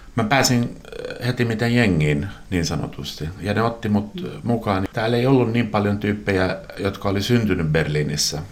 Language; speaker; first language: Finnish; non-native, local second language; Swedish